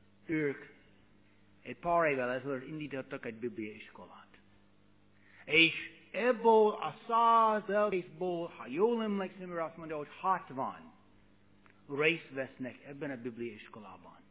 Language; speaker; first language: Hungarian; non-native, fluent; English